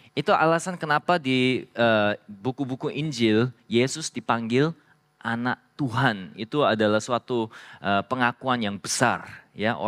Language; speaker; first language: Indonesian; non-native, fluent; Korean